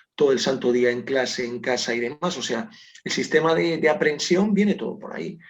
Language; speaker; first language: Spanish; non-native, local second language; Galician